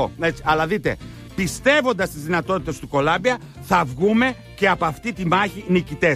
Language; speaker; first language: Greek; native; Greek